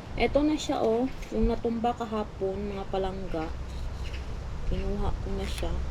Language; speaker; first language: Filipino; non-native, local second language; Hiligaynon